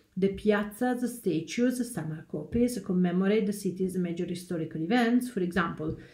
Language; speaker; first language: English; non-native, fluent; Italian